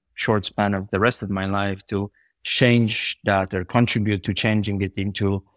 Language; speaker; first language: English; non-native, fluent; Bulgarian